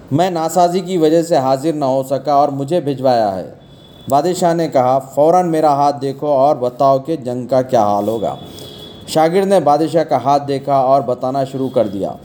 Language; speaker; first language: Urdu; native; Urdu